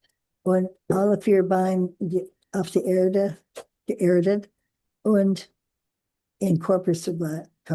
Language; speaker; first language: German; non-native, learner; English